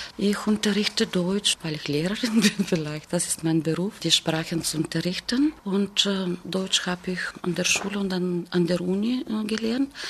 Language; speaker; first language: German; non-native, fluent; Bulgarian